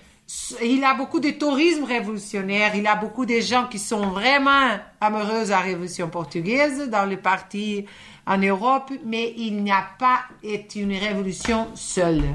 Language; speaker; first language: French; non-native, fluent; Portuguese